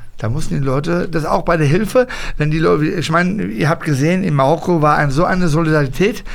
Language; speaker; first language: German; early bilingual, other home language; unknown